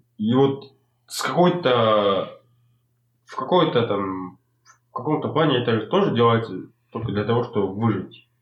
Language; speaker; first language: Russian; non-native, local second language; Kazakh